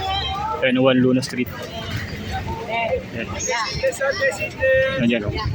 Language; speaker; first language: Filipino; native; Filipino